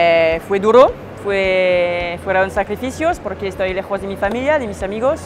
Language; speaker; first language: Spanish; non-native, fluent; French